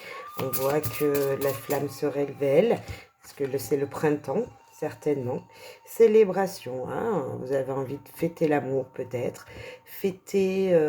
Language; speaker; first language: French; native; French